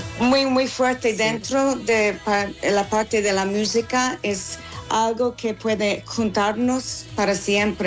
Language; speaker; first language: Spanish; non-native, learner; English